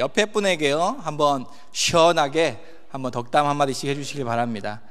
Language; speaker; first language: Korean; native; Korean